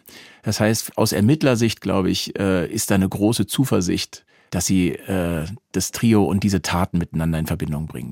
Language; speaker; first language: German; native; German